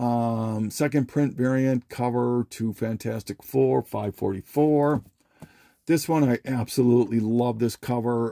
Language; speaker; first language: English; native; English